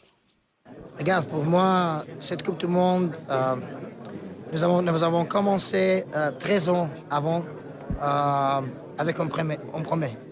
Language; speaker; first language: French; non-native, learner; Arabic